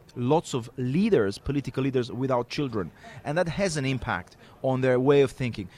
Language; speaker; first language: English; non-native, fluent; Romanian